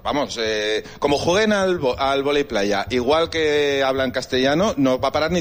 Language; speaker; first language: Spanish; native; Spanish